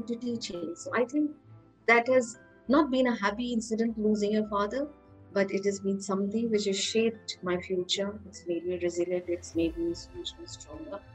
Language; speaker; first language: English; non-native, local second language; Hindi